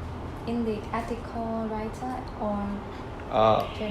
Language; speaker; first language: English; non-native, learner; Khmer